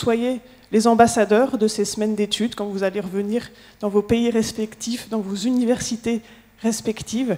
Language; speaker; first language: French; native; French